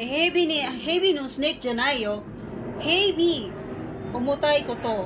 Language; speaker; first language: Japanese; non-native, fluent; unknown